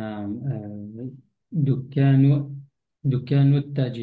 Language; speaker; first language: Arabic; non-native, learner; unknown